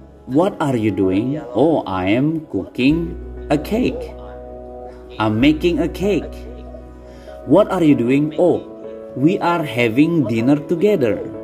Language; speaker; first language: English; non-native, fluent; Indonesian